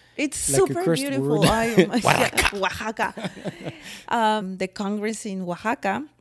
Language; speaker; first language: English; non-native, fluent; Spanish